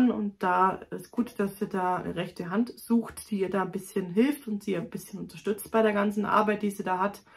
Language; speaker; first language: German; native; German